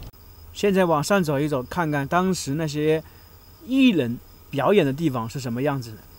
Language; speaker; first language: Chinese; native; Chinese